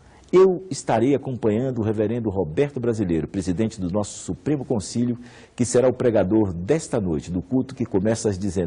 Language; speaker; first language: Portuguese; native; Portuguese